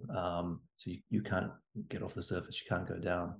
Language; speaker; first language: English; native; English